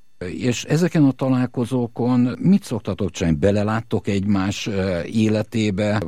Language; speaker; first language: Hungarian; native; Hungarian